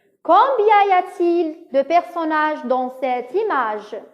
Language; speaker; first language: French; non-native, local second language; Arabic